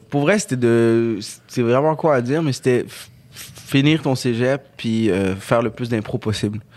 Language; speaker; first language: French; early bilingual, other home language; Arabic